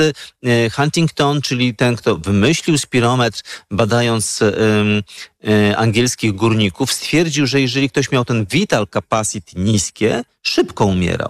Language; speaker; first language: Polish; native; Polish